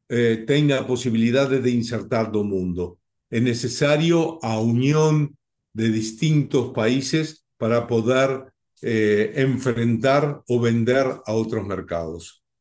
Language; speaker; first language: Portuguese; non-native, learner; Spanish